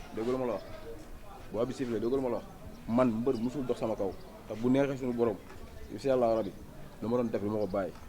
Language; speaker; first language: Wolof; native; Wolof